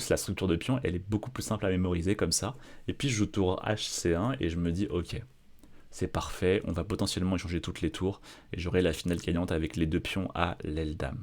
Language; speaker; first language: French; native; French